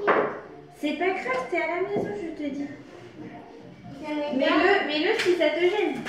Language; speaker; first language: French; native; French